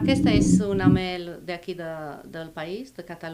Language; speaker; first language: Catalan; non-native, fluent; Romanian